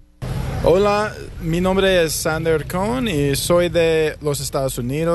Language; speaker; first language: Spanish; non-native, learner; English